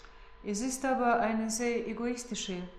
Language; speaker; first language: German; non-native, fluent; Russian